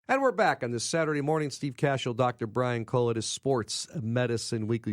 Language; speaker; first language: English; native; English